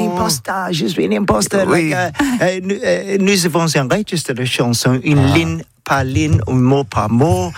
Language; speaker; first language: French; non-native, learner; English